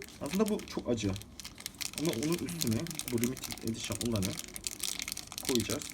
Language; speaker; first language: Turkish; non-native, fluent; Korean